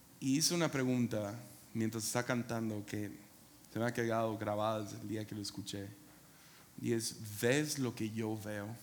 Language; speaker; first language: Spanish; non-native, fluent; English